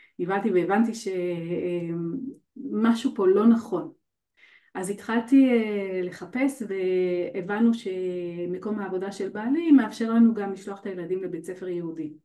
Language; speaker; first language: Hebrew; native; Hebrew